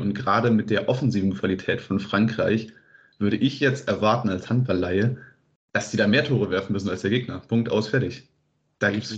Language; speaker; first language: German; native; German